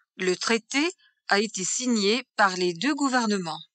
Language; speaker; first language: French; native; French